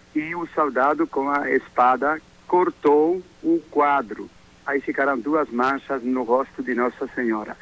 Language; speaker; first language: Portuguese; non-native, fluent; Polish